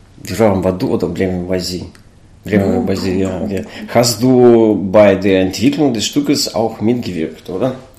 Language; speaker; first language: German; non-native, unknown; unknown